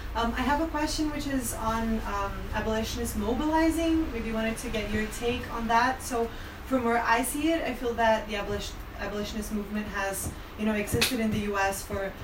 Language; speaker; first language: English; non-native, fluent; Portuguese